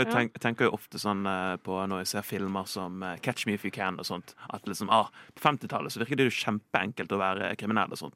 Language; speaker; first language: Norwegian; native; Norwegian